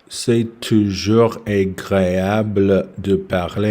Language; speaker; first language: French; non-native, learner; English